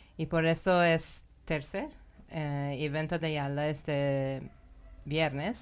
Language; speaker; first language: Spanish; non-native, learner; Persian